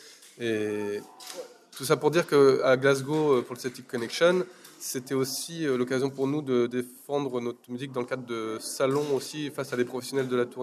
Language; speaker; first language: French; native; French